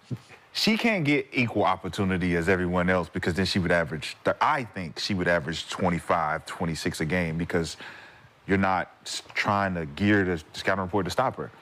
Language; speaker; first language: English; native; English